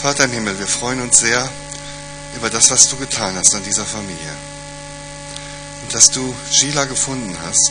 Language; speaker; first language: German; non-native, learner; Persian